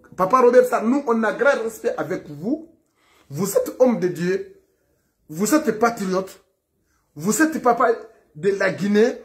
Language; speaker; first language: French; non-native, local second language; Fula